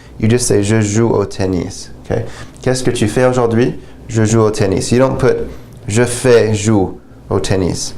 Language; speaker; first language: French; non-native, fluent; English